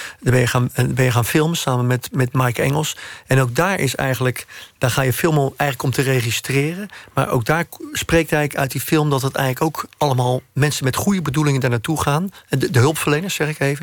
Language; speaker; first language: Dutch; native; Dutch